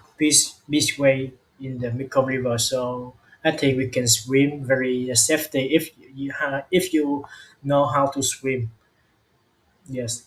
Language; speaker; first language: English; non-native, learner; Vietnamese